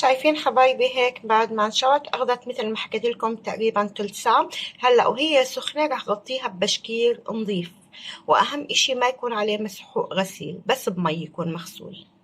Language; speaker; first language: Arabic; native; Arabic